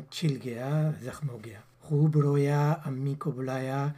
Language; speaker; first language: Urdu; early bilingual, heritage; Urdu